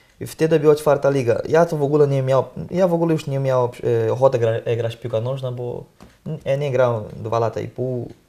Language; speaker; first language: Polish; non-native, learner; Portuguese